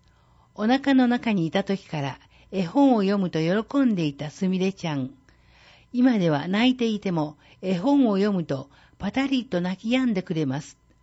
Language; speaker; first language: Japanese; native; Japanese